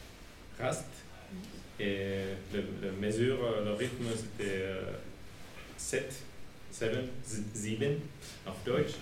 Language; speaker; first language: French; non-native, learner; Finnish